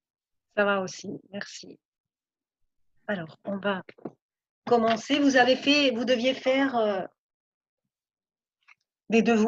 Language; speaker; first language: French; non-native, fluent; Spanish